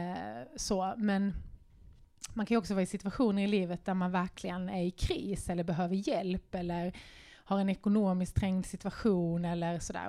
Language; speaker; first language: Swedish; native; Swedish